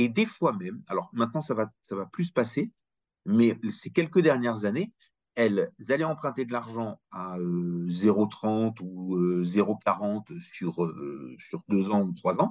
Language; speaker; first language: French; native; French